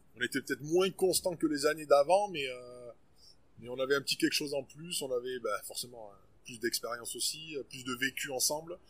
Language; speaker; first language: French; native; French